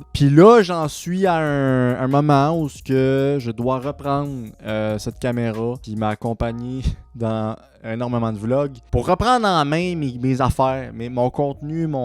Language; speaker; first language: French; native; French